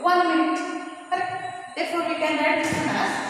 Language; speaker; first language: English; non-native, local second language; Kannada